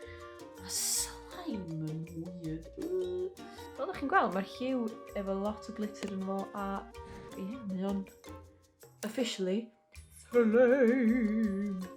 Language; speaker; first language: Welsh; native; Welsh